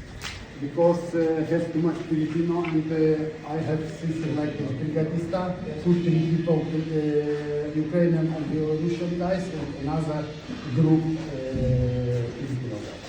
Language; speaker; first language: English; non-native, learner; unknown